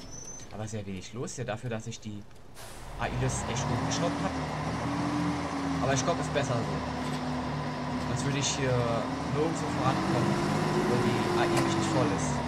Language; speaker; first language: German; native; German